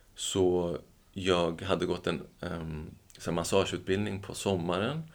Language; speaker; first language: Swedish; native; Swedish